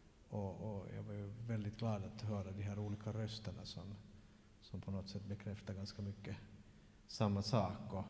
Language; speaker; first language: Swedish; native; Swedish